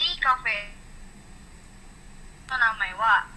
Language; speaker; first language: Japanese; non-native, learner; Indonesian